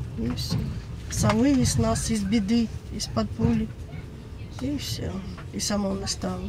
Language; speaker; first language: Russian; native; Russian